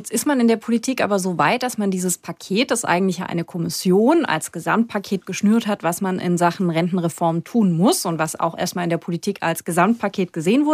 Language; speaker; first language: German; native; German